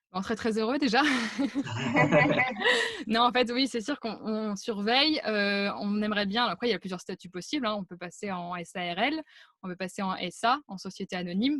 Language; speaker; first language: French; native; French